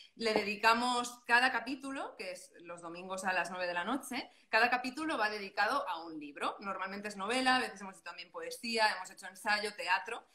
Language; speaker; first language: Spanish; non-native, local second language; Catalan